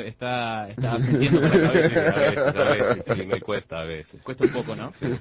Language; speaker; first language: Spanish; native; Spanish